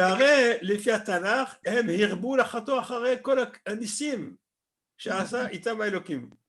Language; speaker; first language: Hebrew; non-native, fluent; French